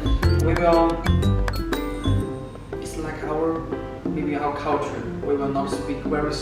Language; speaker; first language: English; non-native, learner; Chinese